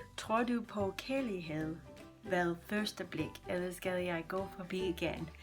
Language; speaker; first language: Danish; non-native, learner; English